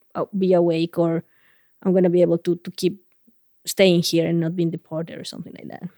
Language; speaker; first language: English; non-native, fluent; Spanish